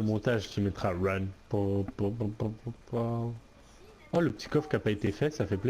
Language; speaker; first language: French; native; French